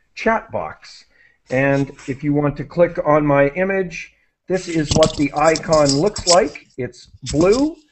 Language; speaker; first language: English; native; English